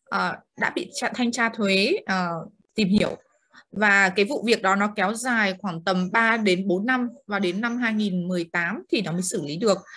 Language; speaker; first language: Vietnamese; native; Vietnamese